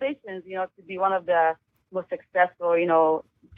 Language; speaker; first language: English; non-native, fluent; Italian